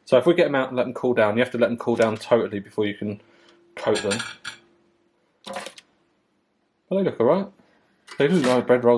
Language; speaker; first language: English; native; English